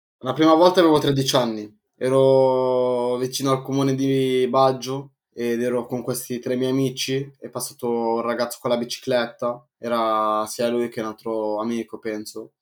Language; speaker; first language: Italian; early bilingual, other home language; Arabic